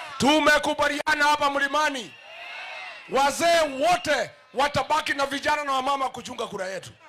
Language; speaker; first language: Swahili; non-native, local second language; Kikuyu